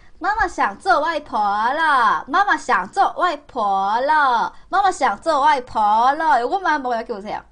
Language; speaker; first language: Chinese; non-native, fluent; Korean